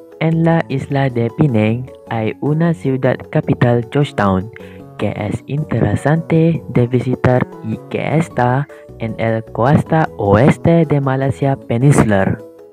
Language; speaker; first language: Spanish; non-native, learner; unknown